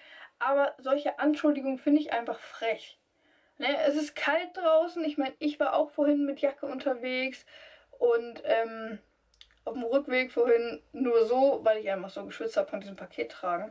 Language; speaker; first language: German; native; German